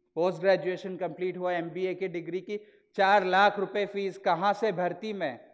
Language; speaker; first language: Hindi; non-native, local second language; Marathi